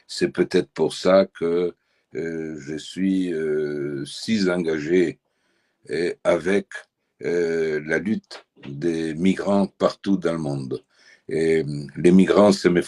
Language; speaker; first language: French; early bilingual, heritage; French